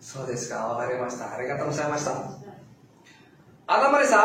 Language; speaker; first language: Japanese; non-native, fluent; Filipino